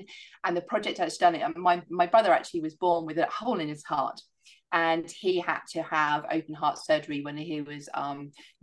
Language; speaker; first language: English; native; English